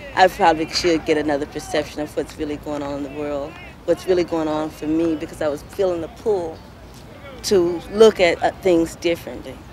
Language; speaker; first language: English; native; English